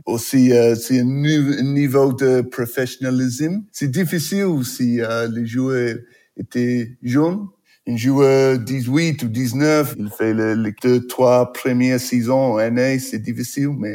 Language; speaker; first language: French; non-native, learner; English